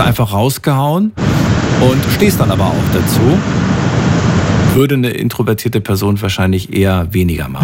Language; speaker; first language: German; native; German